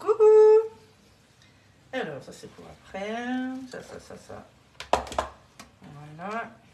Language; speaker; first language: French; native; French